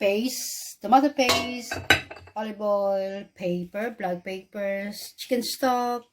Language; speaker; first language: English; non-native, local second language; Filipino